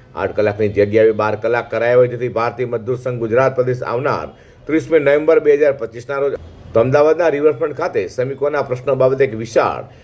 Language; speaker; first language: Gujarati; native; Gujarati